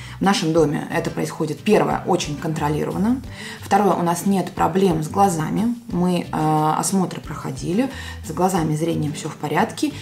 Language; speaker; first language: Russian; non-native, local second language; Latvian